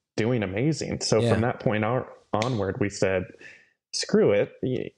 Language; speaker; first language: English; native; English